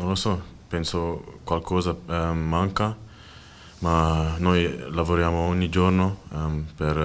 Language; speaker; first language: Italian; non-native, learner; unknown